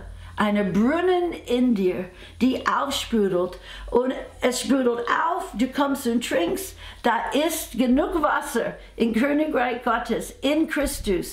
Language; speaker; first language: German; non-native, fluent; English